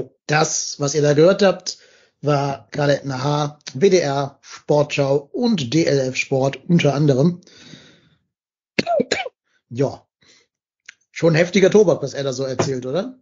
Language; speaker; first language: German; native; German